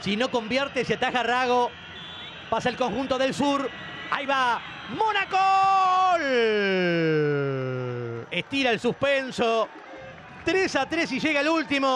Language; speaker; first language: Spanish; native; Spanish